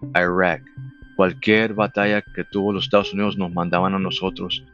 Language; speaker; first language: Spanish; early bilingual, heritage; Spanish